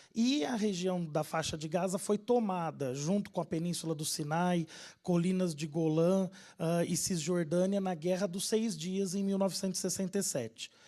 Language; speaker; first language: Portuguese; native; Portuguese